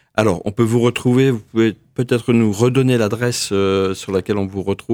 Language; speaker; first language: French; native; French